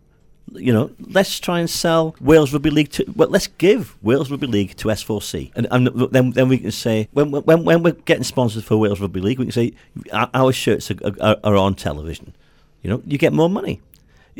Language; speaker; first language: English; native; English